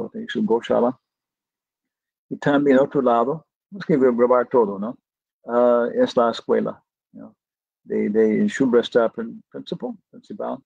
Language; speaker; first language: Spanish; non-native, fluent; English